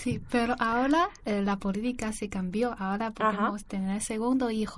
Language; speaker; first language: Spanish; non-native, learner; Chinese